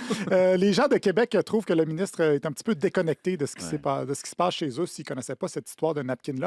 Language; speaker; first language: French; native; French